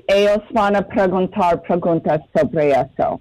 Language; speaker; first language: Spanish; non-native, fluent; English